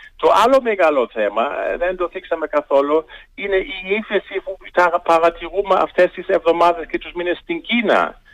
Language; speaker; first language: Greek; non-native, fluent; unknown